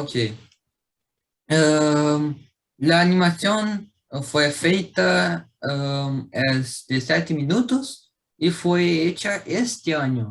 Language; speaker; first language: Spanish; non-native, learner; Portuguese